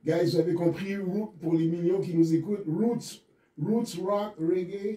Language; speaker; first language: French; native; French